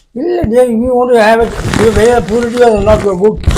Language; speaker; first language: English; non-native, local second language; Tamil